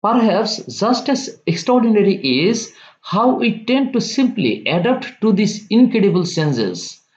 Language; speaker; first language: English; non-native, local second language; Bangla